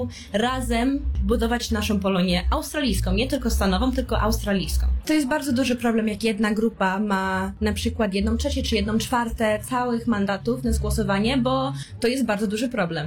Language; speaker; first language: Polish; early bilingual, heritage; Polish